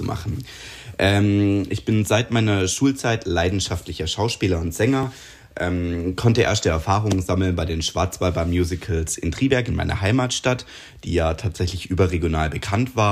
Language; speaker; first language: German; native; German